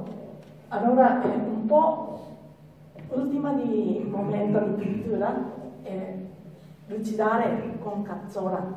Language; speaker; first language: Italian; non-native, learner; Japanese